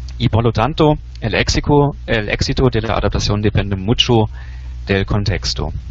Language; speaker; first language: Spanish; non-native, fluent; German